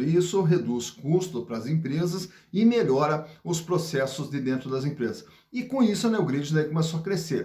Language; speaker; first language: Portuguese; native; Portuguese